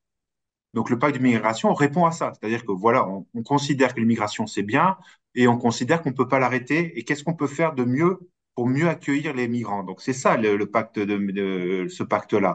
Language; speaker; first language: French; native; French